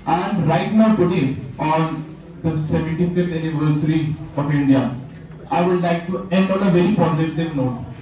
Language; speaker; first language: English; non-native, local second language; Hindi